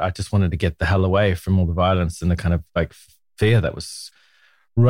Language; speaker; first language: English; native; English